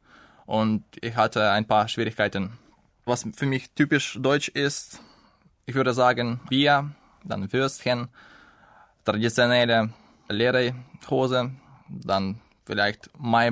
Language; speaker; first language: German; non-native, fluent; Russian